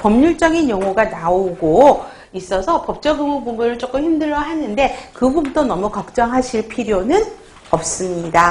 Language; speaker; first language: Korean; native; Korean